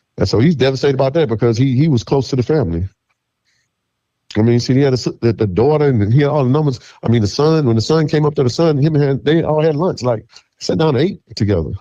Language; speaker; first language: English; native; English